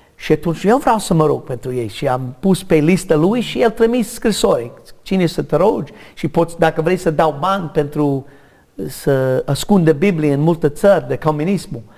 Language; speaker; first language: Romanian; non-native, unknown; English